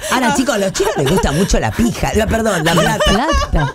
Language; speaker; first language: Spanish; non-native, fluent; Chinese